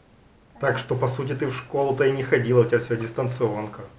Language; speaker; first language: Russian; native; Russian